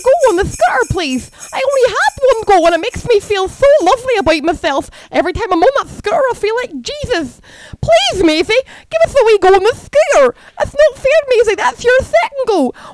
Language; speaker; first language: English; native; English